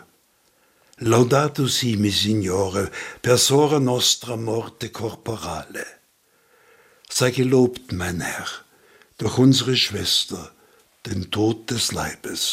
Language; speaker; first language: German; native; German